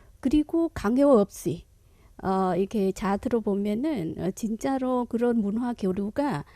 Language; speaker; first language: Korean; non-native, fluent; Vietnamese